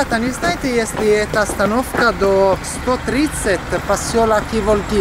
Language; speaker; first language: Russian; non-native, learner; Italian